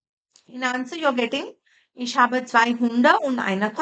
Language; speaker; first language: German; non-native, fluent; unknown